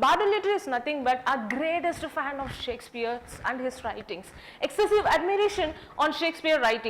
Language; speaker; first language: English; non-native, local second language; Tamil